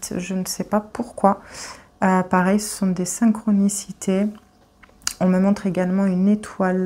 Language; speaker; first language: French; native; French